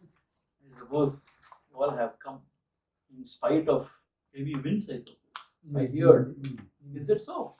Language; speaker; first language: English; non-native, local second language; Tamil